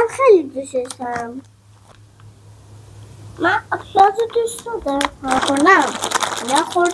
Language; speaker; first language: Persian; non-native, learner; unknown